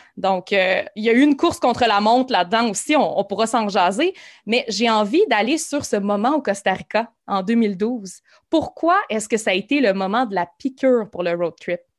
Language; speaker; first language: French; native; French